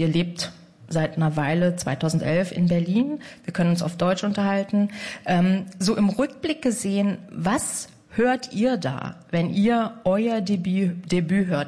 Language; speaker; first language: German; native; German